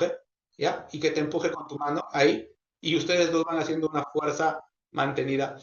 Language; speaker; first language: Spanish; native; Spanish